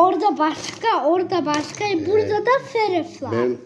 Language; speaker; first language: Turkish; early bilingual, heritage; Turkish